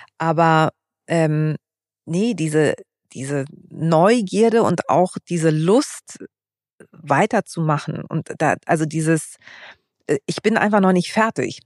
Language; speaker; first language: German; early bilingual, other home language; Greek